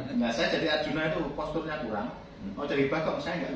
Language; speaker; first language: Indonesian; non-native, local second language; Javanese